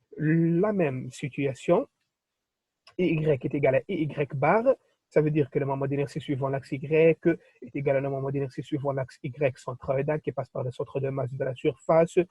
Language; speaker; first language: French; non-native, local second language; Arabic